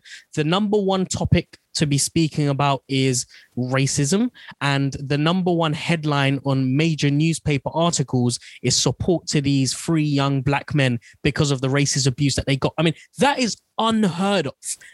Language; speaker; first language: English; non-native, local second language; Bangla